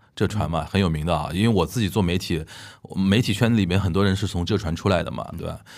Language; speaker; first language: Chinese; native; Chinese